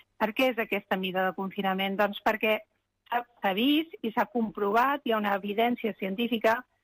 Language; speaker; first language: Catalan; non-native, local second language; Spanish